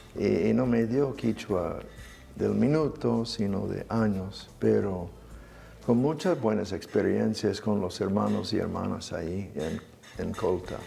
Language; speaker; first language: Spanish; non-native, fluent; English